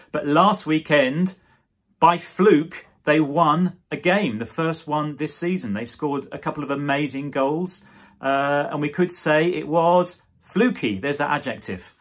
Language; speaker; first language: English; native; English